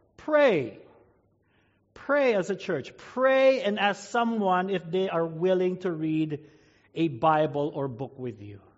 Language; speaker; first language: English; non-native, local second language; Filipino